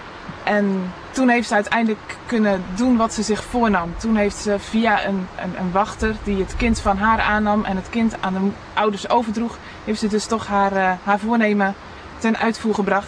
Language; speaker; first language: Dutch; native; Dutch